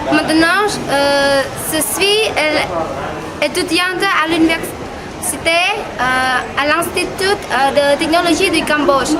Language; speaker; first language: French; non-native, learner; Khmer